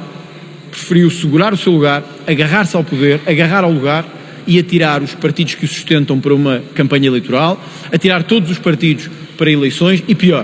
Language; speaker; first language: Portuguese; native; Portuguese